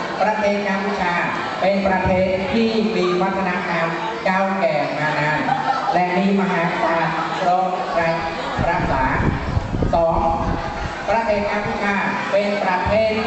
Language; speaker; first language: Thai; non-native, learner; Khmer